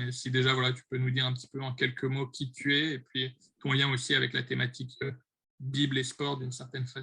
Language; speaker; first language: French; native; French